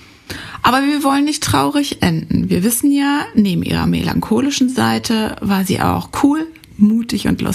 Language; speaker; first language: German; native; German